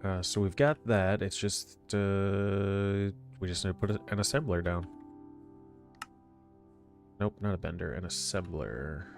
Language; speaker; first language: English; native; English